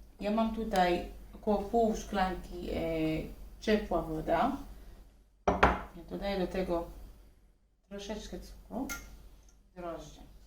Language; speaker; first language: Polish; non-native, learner; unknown